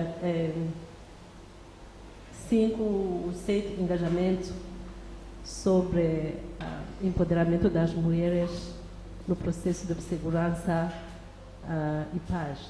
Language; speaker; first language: Portuguese; non-native, learner; Kinyarwanda